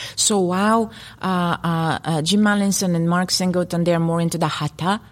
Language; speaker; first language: English; non-native, fluent; Bulgarian